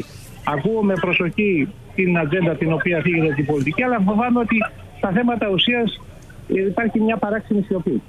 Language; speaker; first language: Greek; native; Greek